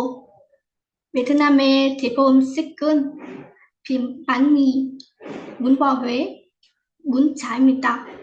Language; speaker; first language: Korean; non-native, fluent; Vietnamese